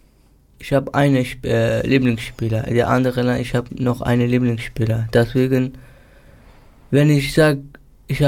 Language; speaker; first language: German; non-native, learner; Turkish